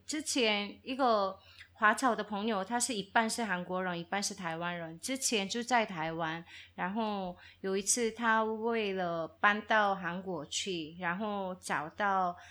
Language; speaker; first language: Chinese; non-native, fluent; Korean